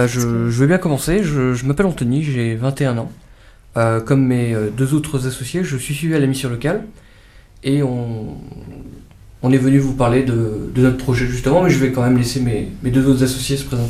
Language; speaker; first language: French; native; French